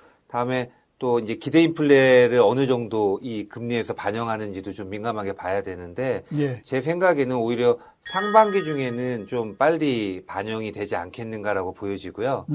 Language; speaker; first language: Korean; native; Korean